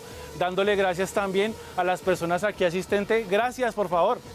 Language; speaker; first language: Spanish; native; Spanish